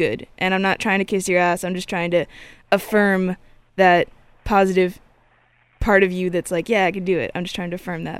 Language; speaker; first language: English; native; English